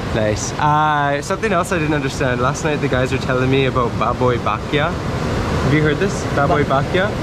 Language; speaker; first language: English; native; English